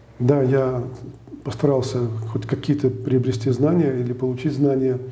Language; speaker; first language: Russian; native; Russian